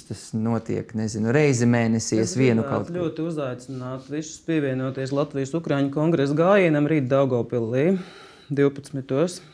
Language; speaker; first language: Latvian; non-native, fluent; Russian